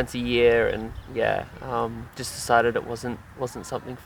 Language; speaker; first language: English; native; English